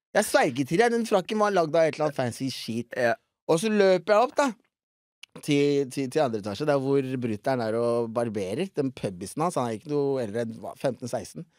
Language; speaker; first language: Norwegian; early bilingual, other home language; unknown